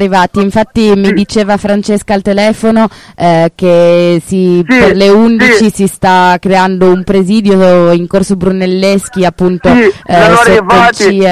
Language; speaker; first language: Italian; native; Italian